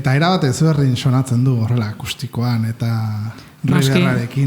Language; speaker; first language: Basque; native; Basque